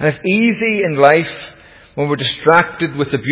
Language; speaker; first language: English; native; English